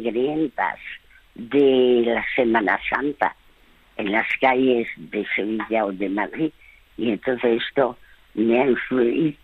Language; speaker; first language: Spanish; early bilingual, other home language; French